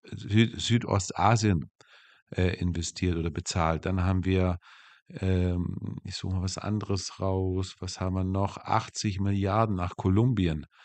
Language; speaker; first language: German; native; German